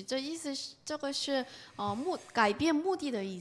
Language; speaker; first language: Chinese; non-native, fluent; Korean